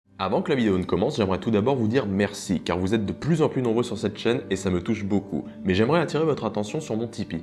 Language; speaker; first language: French; native; French